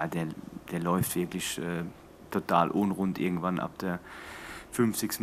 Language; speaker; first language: German; native; German